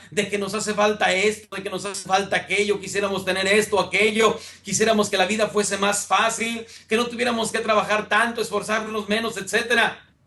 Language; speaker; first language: Spanish; native; Spanish